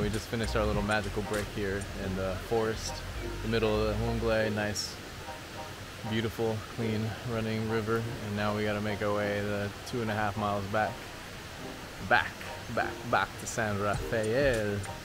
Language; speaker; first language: English; native; English